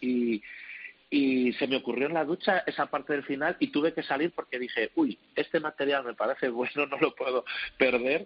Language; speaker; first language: Spanish; native; Spanish